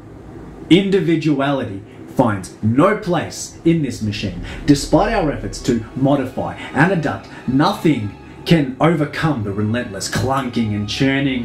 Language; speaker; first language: English; native; English